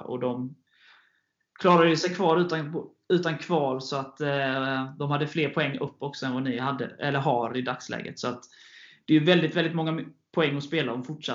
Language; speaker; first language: Swedish; native; Swedish